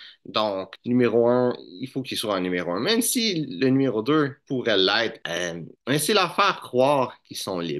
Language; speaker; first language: French; native; French